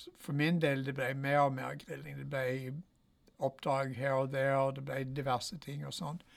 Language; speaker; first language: Norwegian; non-native, fluent; English